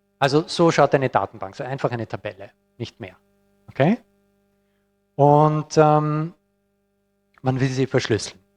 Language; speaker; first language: German; non-native, fluent; English